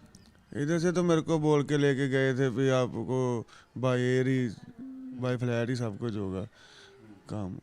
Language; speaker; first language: Hindi; non-native, local second language; Punjabi